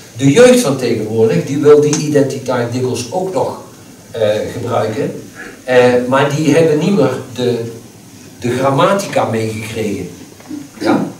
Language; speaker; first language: Dutch; native; Dutch